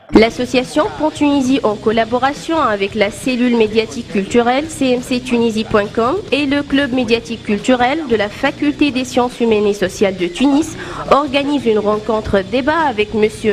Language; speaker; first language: French; non-native, local second language; Arabic